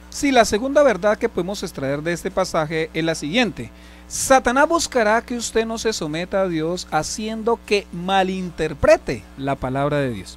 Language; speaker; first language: Spanish; native; Spanish